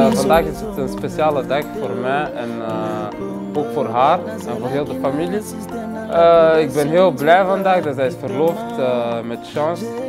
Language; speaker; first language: Dutch; early bilingual, other home language; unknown